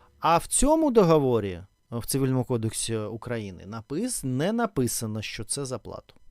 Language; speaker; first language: Ukrainian; non-native, learner; Russian